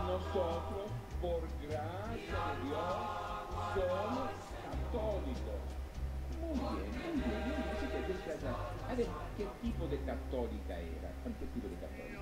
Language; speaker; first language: Spanish; non-native, fluent; Italian